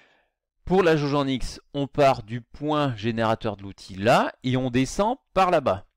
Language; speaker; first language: French; native; French